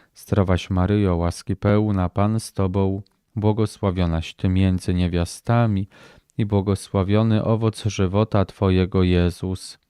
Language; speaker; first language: Polish; native; Polish